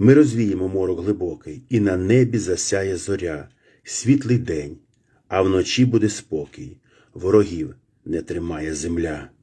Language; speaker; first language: Ukrainian; native; Ukrainian